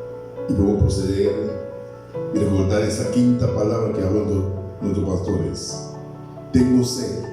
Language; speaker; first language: Spanish; native; Spanish